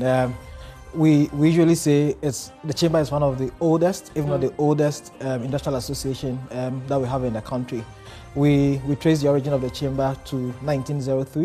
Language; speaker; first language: English; non-native, local second language; Akan